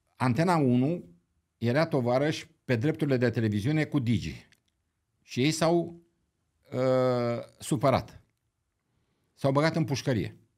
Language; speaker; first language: Romanian; native; Romanian